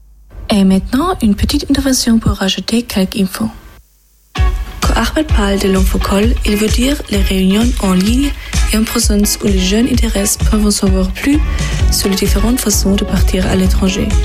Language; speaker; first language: French; non-native, fluent; German